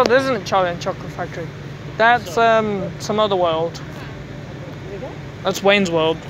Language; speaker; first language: English; native; English